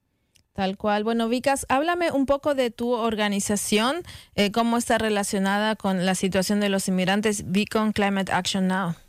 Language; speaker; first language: Spanish; native; Spanish